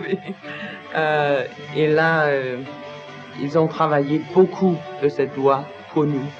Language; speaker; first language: French; non-native, learner; Danish